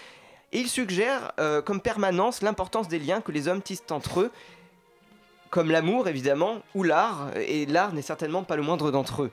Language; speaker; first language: French; native; French